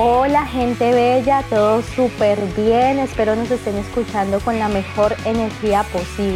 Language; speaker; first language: Spanish; native; Spanish